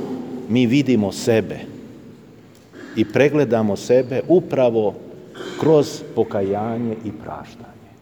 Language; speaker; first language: Serbian; native; Serbian